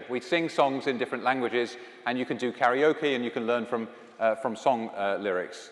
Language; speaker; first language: English; native; English